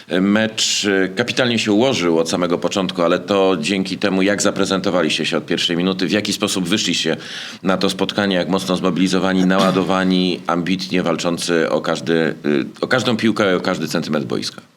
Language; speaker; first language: Polish; native; Polish